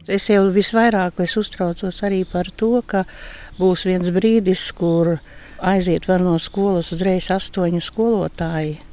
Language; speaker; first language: Latvian; native; Latvian